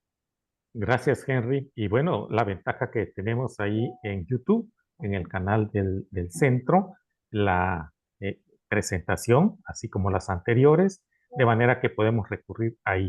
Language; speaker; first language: Spanish; native; Spanish